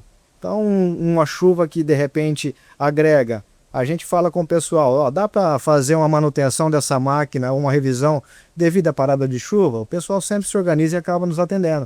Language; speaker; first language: Portuguese; native; Portuguese